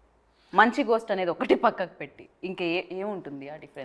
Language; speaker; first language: Telugu; native; Telugu